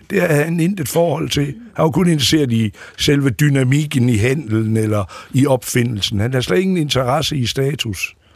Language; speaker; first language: Danish; native; Danish